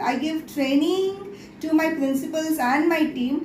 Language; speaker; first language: English; non-native, local second language; Telugu